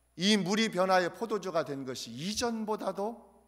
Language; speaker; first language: Korean; native; Korean